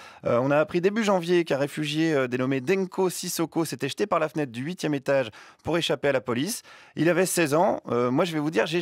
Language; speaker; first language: French; native; French